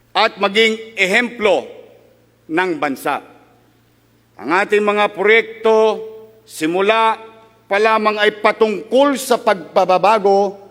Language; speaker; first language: Filipino; native; Filipino